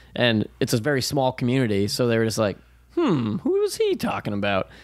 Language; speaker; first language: English; native; English